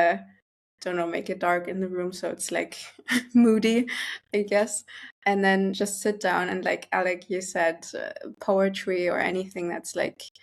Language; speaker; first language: English; non-native, fluent; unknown